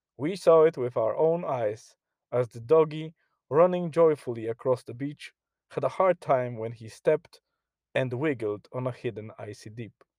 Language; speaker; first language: English; non-native, fluent; Polish